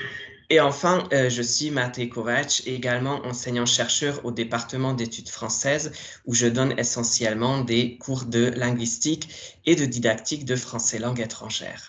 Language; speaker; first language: French; non-native, fluent; Hungarian